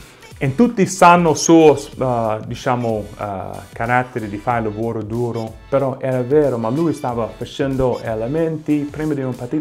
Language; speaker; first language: Italian; non-native, fluent; English